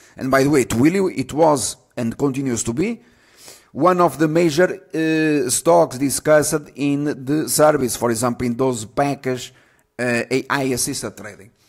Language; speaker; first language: English; non-native, fluent; Portuguese